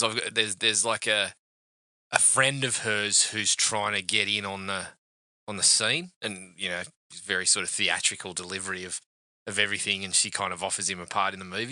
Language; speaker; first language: English; native; English